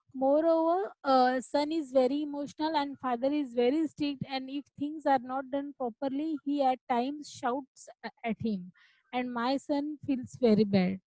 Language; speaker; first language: English; non-native, local second language; Marathi